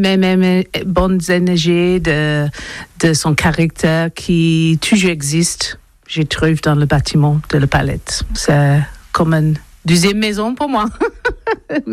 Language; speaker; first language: French; non-native, learner; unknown